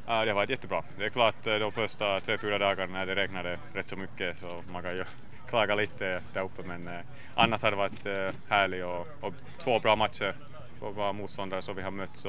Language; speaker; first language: Swedish; non-native, local second language; Finnish